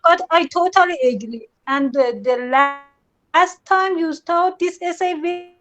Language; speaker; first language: English; non-native, learner; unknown